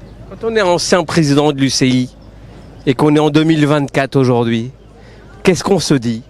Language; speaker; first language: French; native; French